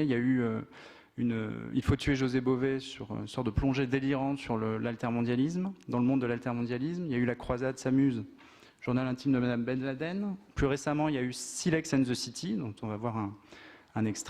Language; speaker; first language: French; native; French